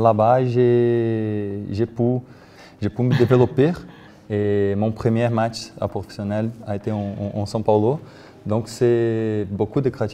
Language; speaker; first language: French; non-native, learner; Portuguese